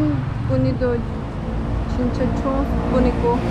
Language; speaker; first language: Korean; non-native, learner; Turkish